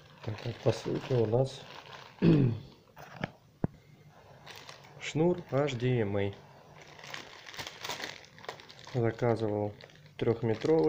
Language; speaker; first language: Russian; native; Russian